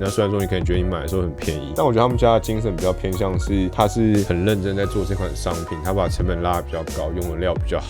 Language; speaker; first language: Chinese; native; Chinese